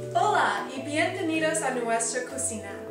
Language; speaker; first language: Spanish; non-native, learner; English